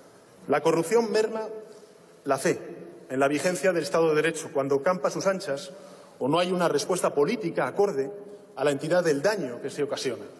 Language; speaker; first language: Spanish; native; Spanish